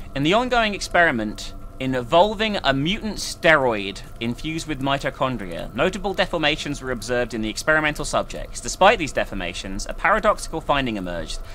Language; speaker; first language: English; native; English